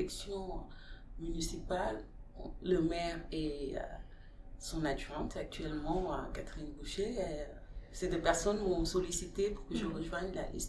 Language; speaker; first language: French; non-native, local second language; Wolof